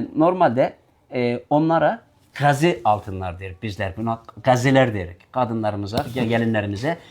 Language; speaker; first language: Turkish; native; Turkish